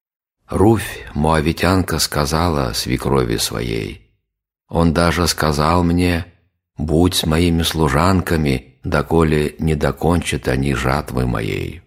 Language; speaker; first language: Russian; native; Russian